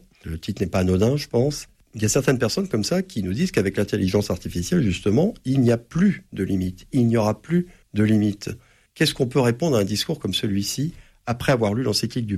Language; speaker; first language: French; native; French